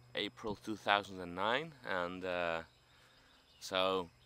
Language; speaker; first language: English; non-native, fluent; Dutch